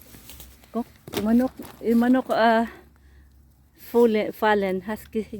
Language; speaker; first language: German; non-native, learner; Filipino